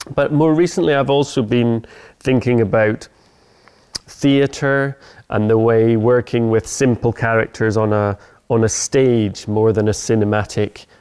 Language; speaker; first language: English; native; English